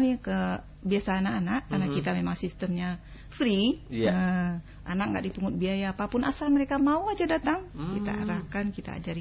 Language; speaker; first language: Indonesian; native; Indonesian